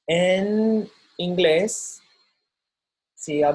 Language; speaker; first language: Spanish; non-native, fluent; English